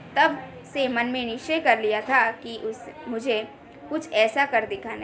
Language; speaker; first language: Hindi; non-native, local second language; Gujarati